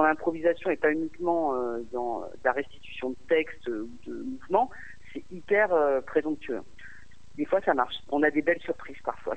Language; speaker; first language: French; native; French